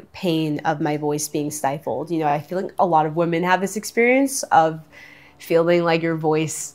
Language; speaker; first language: English; native; English